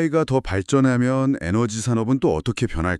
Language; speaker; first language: Korean; native; Korean